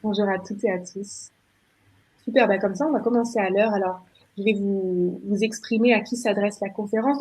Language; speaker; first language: French; native; French